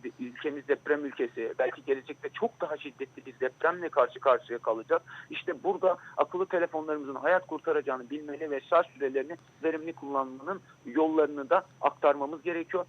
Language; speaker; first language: Turkish; native; Turkish